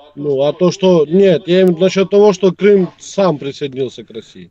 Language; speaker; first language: Russian; native; Russian